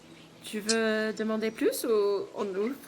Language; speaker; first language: French; non-native, learner; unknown